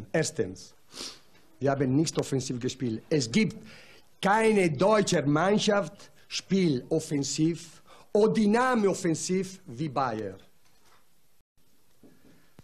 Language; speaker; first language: German; non-native, learner; Italian